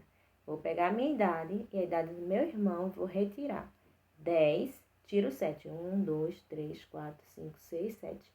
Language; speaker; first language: Portuguese; native; Portuguese